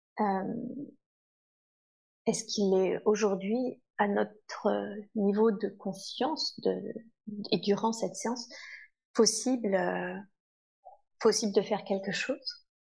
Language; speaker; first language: French; native; French